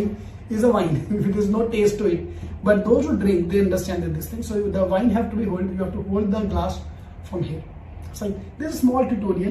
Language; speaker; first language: English; non-native, local second language; Hindi